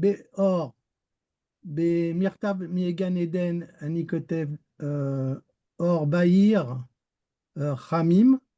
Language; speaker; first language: Hebrew; non-native, learner; French